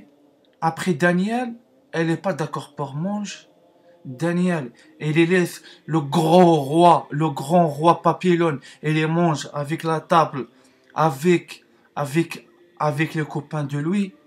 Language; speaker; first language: French; non-native, learner; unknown